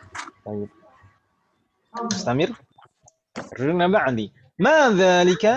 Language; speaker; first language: Arabic; non-native, fluent; Indonesian